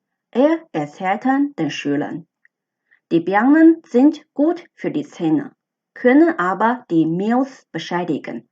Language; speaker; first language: German; non-native, fluent; Chinese